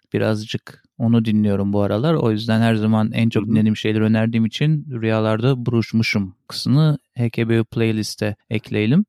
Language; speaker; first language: Turkish; native; Turkish